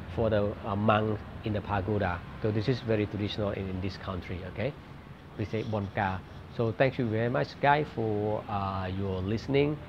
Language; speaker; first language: English; non-native, fluent; Khmer